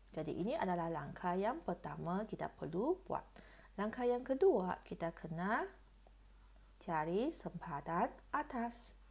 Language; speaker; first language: Malay; non-native, local second language; Chinese